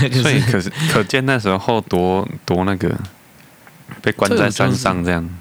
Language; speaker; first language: Chinese; native; Chinese